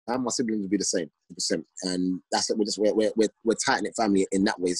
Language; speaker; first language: English; native; English